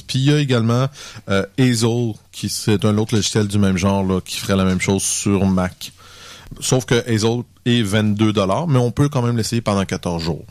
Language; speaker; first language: French; native; French